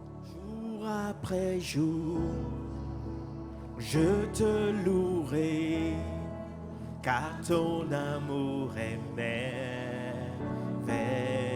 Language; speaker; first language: French; native; French